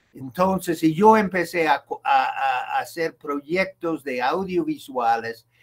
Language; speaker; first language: Spanish; non-native, fluent; English